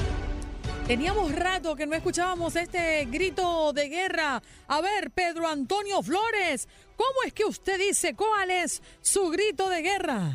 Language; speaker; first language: Spanish; native; Spanish